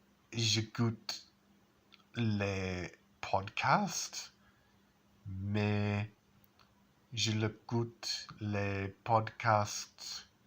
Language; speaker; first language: French; non-native, learner; English